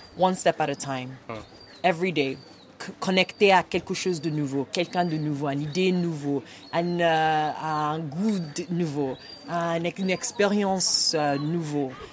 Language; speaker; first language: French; non-native, learner; Igbo